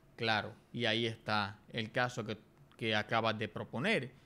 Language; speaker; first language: Spanish; native; Spanish